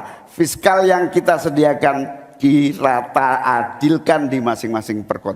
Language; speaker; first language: Indonesian; native; Indonesian